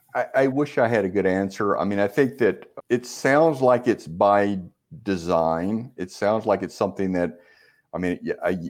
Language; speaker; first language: English; native; English